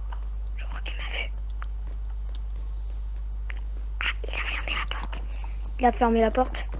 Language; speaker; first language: French; native; French